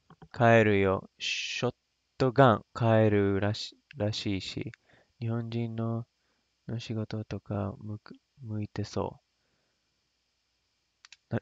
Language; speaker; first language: Japanese; non-native, fluent; English